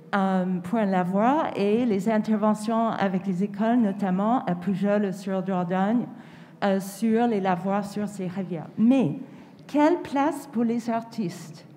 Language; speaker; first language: French; non-native, fluent; English